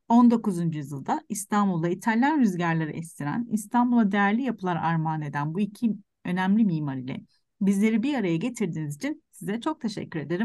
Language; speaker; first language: Turkish; native; Turkish